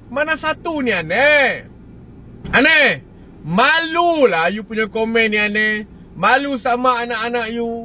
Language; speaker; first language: Malay; native; Malay